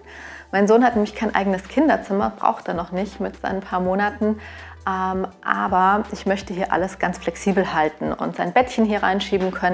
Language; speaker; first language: German; native; German